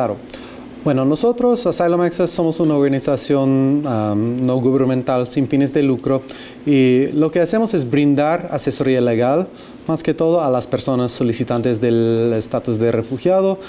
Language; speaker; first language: Spanish; non-native, fluent; English